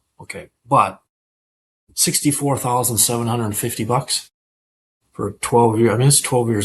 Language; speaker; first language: English; native; English